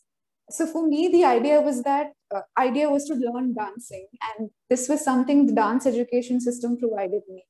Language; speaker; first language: English; non-native, local second language; Malayalam